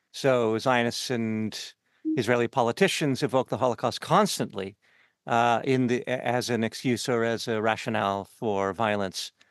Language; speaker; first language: English; native; English